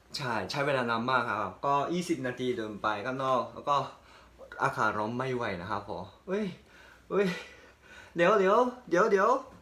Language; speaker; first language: Thai; non-native, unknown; Japanese